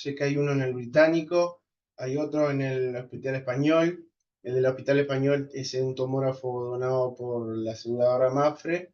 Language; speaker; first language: Spanish; native; Spanish